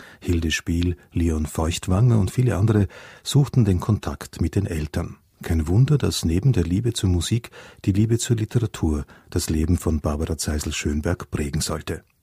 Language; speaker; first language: German; native; German